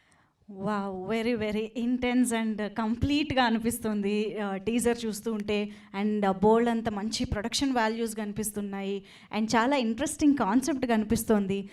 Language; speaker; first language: Telugu; native; Telugu